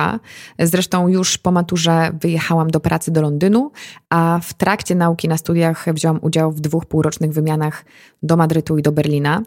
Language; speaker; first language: Polish; native; Polish